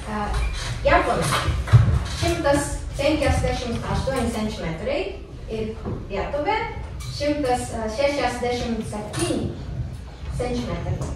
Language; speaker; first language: Lithuanian; non-native, learner; Japanese